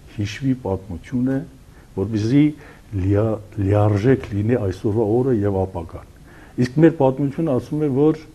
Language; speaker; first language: Armenian; non-native, local second language; Kurdish